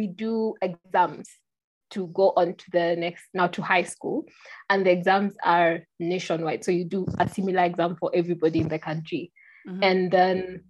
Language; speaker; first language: English; non-native, local second language; Kikuyu